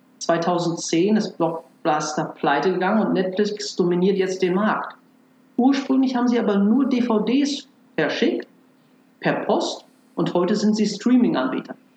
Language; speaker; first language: German; native; German